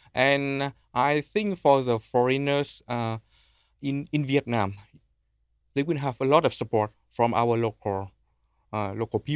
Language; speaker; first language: English; non-native, learner; Vietnamese